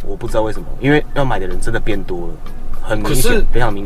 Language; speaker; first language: Chinese; native; Chinese